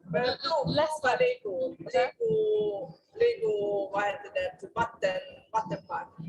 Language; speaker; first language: Swedish; non-native, learner; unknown